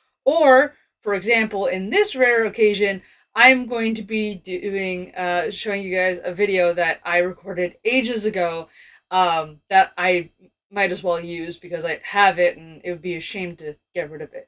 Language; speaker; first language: English; native; English